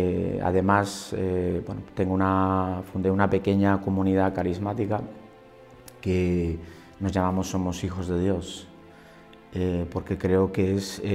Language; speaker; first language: Spanish; native; Spanish